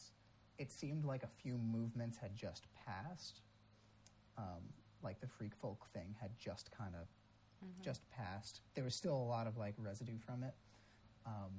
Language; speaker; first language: English; native; English